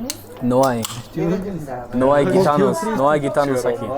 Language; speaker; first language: Spanish; non-native, learner; Italian